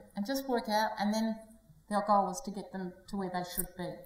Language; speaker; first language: English; native; English